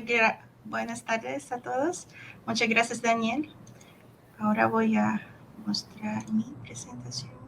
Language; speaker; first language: Spanish; non-native, fluent; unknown